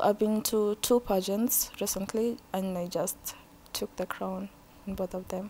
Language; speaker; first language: English; non-native, local second language; Swahili